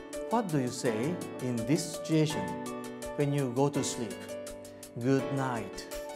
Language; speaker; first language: English; non-native, fluent; Japanese